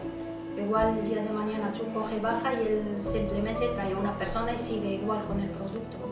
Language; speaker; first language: Spanish; non-native, local second language; Arabic